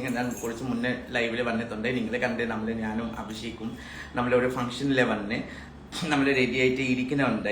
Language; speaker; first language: Malayalam; non-native, learner; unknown